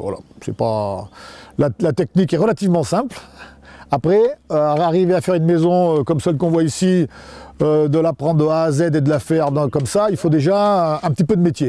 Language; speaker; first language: French; native; French